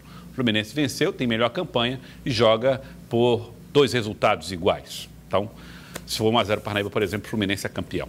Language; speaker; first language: Portuguese; native; Portuguese